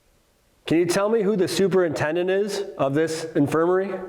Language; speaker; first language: English; native; English